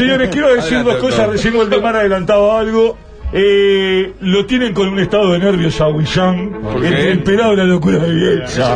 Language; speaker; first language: Spanish; native; Spanish